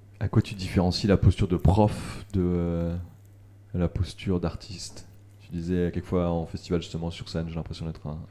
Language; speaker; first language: French; native; French